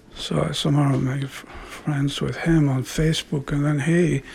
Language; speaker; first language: English; non-native, fluent; Swedish